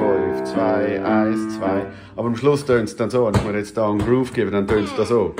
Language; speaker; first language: German; native; German